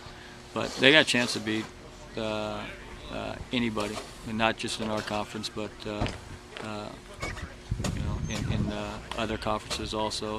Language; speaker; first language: English; native; English